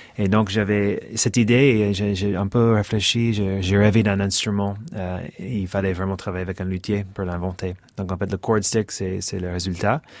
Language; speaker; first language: French; non-native, fluent; English